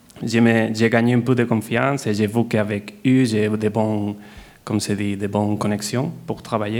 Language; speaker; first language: French; non-native, fluent; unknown